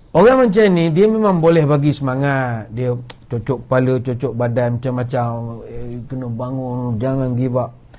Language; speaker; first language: Malay; native; Malay